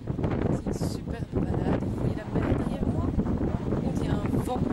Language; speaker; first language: French; native; French